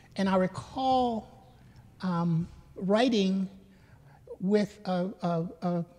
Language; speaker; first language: English; native; English